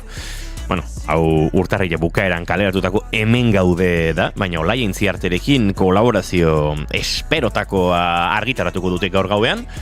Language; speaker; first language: Basque; native; Basque